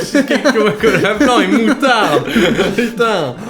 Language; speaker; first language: French; native; French